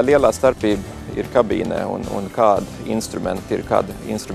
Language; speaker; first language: Latvian; native; Latvian